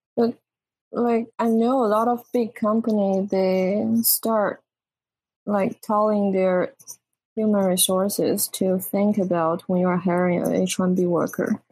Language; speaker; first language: English; non-native, fluent; Chinese